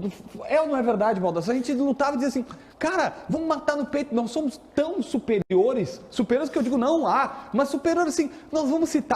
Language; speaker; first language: Portuguese; native; Portuguese